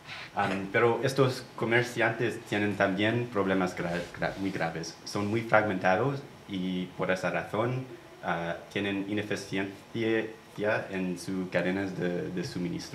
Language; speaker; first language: Spanish; non-native, fluent; English